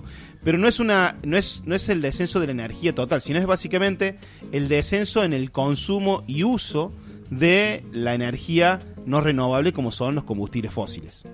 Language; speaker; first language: Spanish; native; Spanish